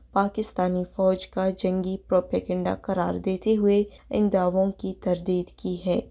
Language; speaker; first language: Urdu; non-native, local second language; Baluchi